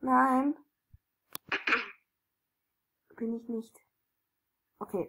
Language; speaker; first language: German; native; German